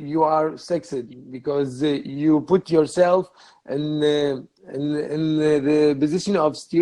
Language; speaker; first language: English; non-native, learner; Arabic